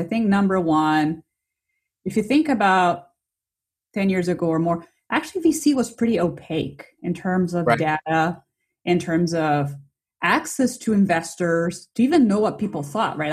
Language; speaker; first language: English; non-native, fluent; Portuguese